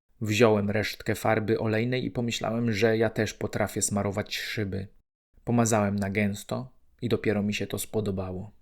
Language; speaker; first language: Polish; native; Polish